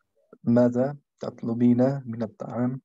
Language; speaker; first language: Arabic; non-native, learner; German